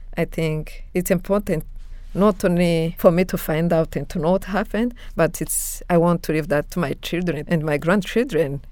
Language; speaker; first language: English; non-native, local second language; Kinyarwanda